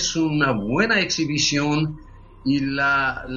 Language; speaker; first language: Spanish; non-native, fluent; Japanese